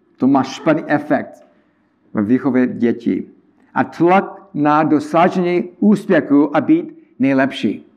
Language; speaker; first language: Czech; non-native, learner; English